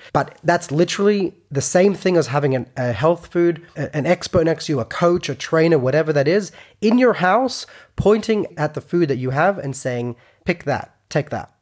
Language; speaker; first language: English; non-native, fluent; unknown